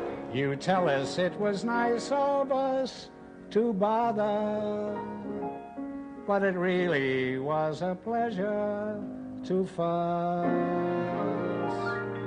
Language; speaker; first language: English; native; English